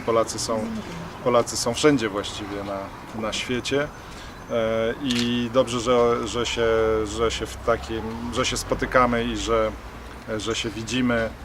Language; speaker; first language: Polish; native; Polish